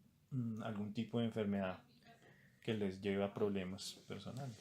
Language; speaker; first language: Spanish; native; Spanish